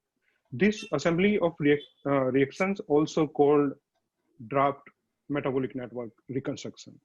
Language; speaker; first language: English; non-native, fluent; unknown